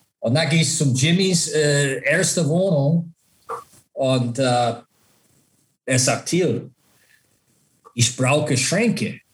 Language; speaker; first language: German; non-native, learner; English